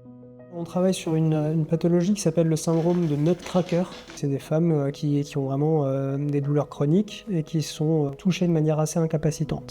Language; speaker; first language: French; native; French